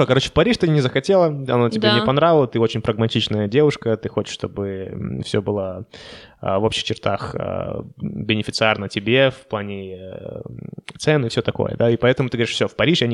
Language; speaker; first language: Russian; native; Russian